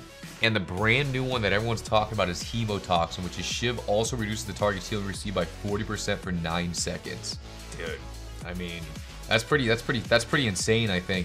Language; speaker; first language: English; native; English